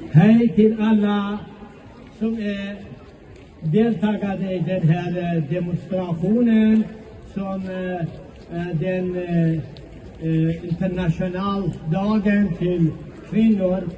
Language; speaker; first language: Swedish; non-native, learner; Central Kurdish